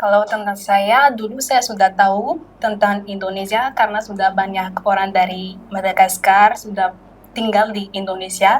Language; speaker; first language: Indonesian; non-native, learner; Malagasy